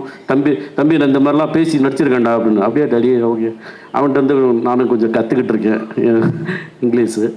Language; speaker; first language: Tamil; native; Tamil